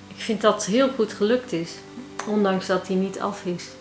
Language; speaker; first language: Dutch; early bilingual, heritage; Turkish